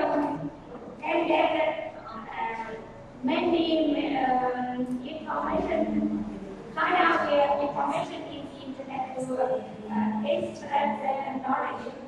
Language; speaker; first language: English; non-native, learner; Vietnamese